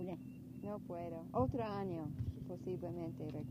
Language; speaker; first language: Spanish; non-native, learner; English